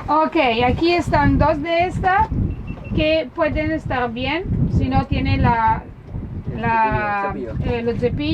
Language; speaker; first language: Spanish; non-native, learner; Italian